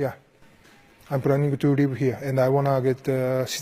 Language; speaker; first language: English; non-native, learner; Japanese